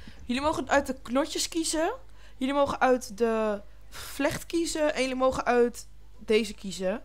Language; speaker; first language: Dutch; native; Dutch